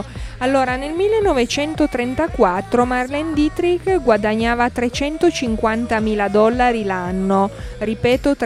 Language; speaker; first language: Italian; native; Italian